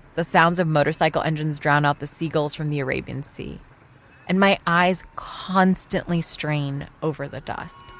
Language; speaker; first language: English; non-native, local second language; Urdu